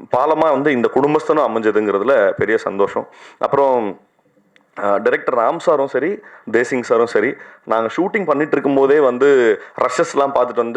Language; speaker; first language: Tamil; native; Tamil